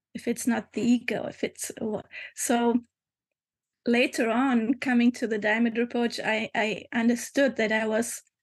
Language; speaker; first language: English; non-native, fluent; German